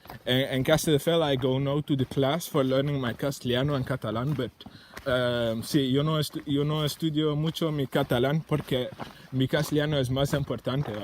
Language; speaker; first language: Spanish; non-native, learner; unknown